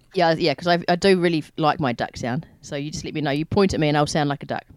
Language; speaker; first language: English; native; English